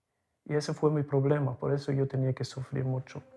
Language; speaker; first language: Spanish; non-native, local second language; German